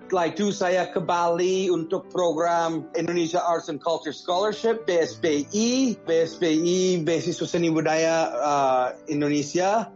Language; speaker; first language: Indonesian; non-native, fluent; English